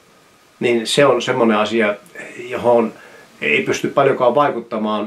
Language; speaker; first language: Finnish; native; Finnish